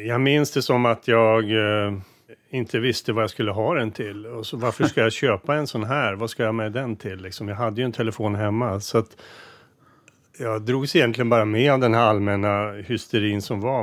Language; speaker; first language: Swedish; native; Swedish